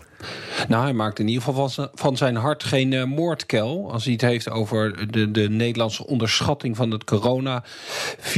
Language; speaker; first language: Dutch; native; Dutch